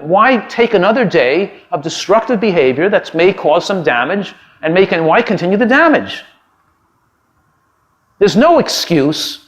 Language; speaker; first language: English; native; English